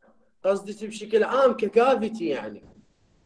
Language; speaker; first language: Arabic; native; Arabic